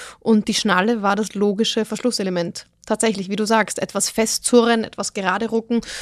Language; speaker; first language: German; native; German